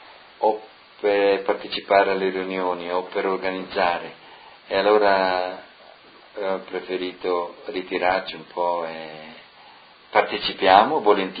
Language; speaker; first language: Italian; non-native, local second language; Friulian